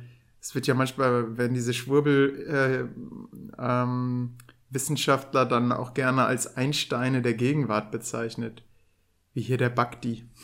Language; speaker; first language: German; native; German